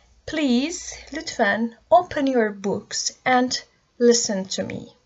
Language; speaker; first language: English; non-native, fluent; Turkish